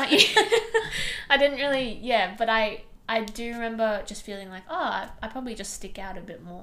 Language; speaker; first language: English; non-native, local second language; Tamil